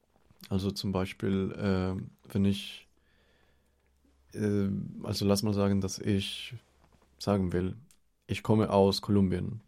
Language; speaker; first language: German; non-native, fluent; Spanish